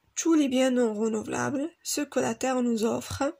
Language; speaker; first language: French; non-native, local second language; Arabic